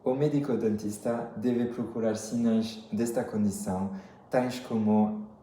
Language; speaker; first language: Portuguese; non-native, fluent; French